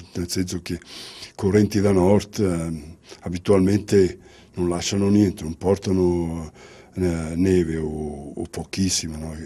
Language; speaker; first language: Italian; native; Italian